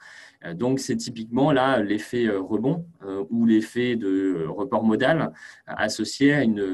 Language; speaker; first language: French; native; French